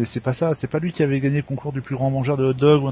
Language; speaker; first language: French; native; French